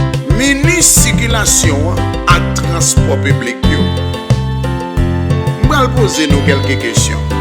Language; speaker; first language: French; non-native, learner; Haitian Creole